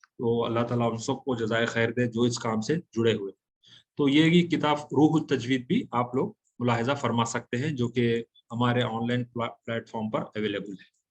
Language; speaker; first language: Urdu; native; Urdu